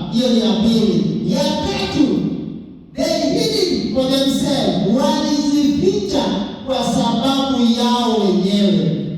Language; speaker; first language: Swahili; non-native, local second language; Luo (Kenya and Tanzania)